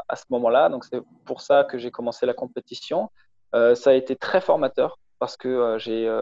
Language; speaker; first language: French; native; French